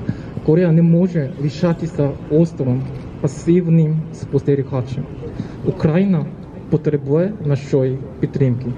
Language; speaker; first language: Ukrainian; non-native, learner; Korean